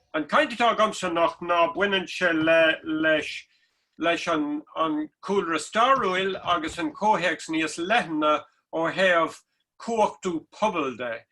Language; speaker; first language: Irish; non-native, local second language; English